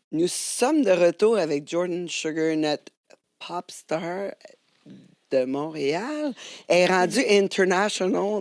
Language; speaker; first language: French; native; French